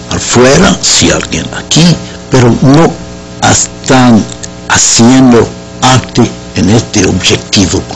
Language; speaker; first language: Spanish; non-native, fluent; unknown